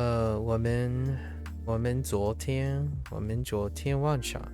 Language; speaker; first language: Chinese; non-native, learner; English